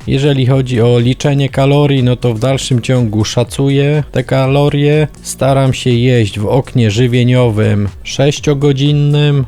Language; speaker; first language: Polish; native; Polish